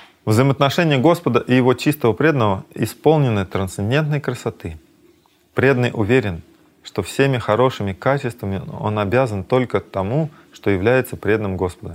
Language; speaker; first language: Russian; native; Russian